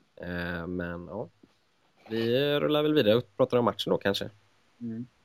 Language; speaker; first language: Swedish; native; Swedish